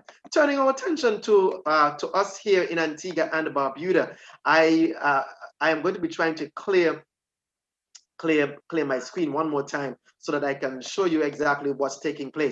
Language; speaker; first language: English; native; English